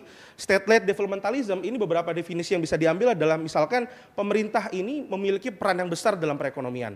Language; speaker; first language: Indonesian; native; Indonesian